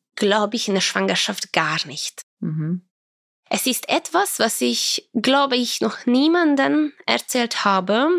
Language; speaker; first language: German; non-native, fluent; Croatian